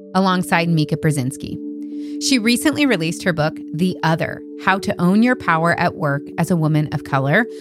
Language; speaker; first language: English; native; English